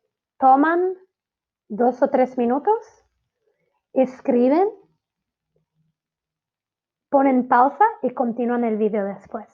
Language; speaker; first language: Spanish; non-native, fluent; Italian